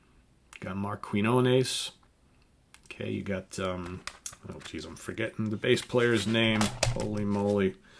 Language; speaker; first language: English; native; English